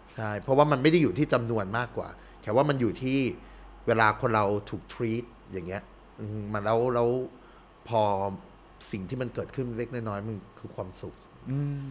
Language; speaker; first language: Thai; early bilingual, heritage; Thai